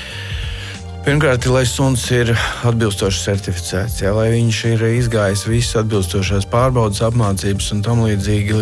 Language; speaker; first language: Latvian; native; Latvian